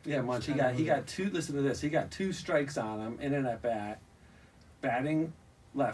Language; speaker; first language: English; native; English